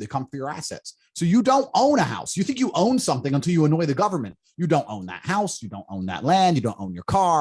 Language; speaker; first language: English; native; English